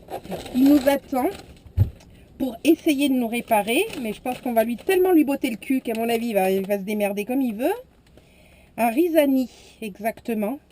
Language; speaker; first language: French; native; French